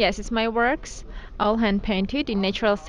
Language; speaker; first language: English; non-native, learner; Armenian